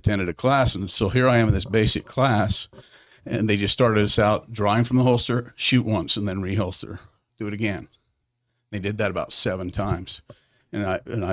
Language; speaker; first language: English; native; English